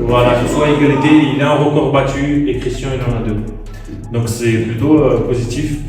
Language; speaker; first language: French; native; French